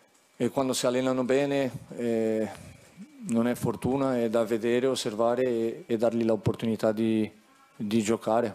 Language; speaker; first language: Italian; non-native, fluent; Portuguese